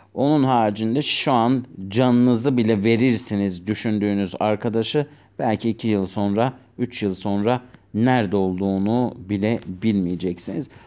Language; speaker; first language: Turkish; non-native, fluent; Azerbaijani